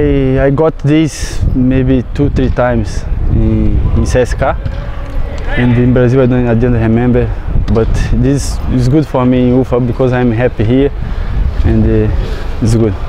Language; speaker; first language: English; non-native, learner; Portuguese